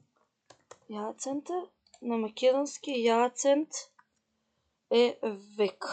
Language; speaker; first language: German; non-native, fluent; Macedonian